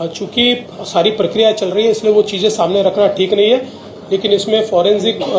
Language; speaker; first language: Hindi; non-native, local second language; Marathi